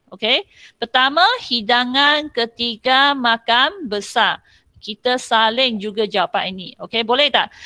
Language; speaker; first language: Malay; non-native, local second language; Chinese